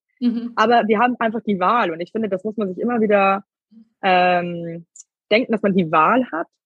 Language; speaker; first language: German; native; German